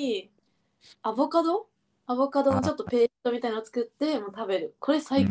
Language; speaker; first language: Japanese; native; Japanese